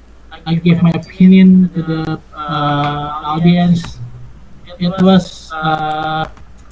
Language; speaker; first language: English; non-native, fluent; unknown